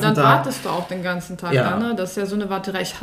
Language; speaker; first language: German; early bilingual, other home language; Russian